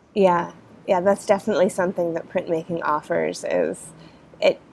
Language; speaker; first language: English; native; English